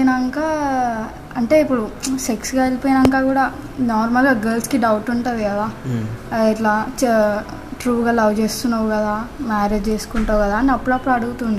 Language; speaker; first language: Telugu; native; Telugu